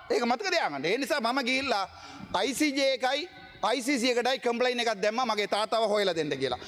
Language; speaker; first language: Sinhala; non-native, local second language; Tamil